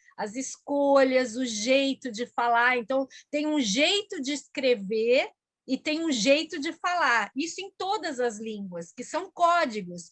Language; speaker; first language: Portuguese; native; Portuguese